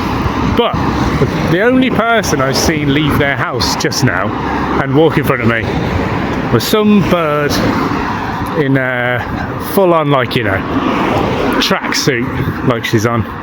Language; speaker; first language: English; native; English